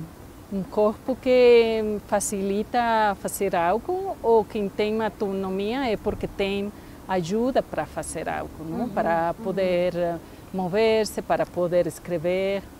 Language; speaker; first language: Portuguese; non-native, fluent; Spanish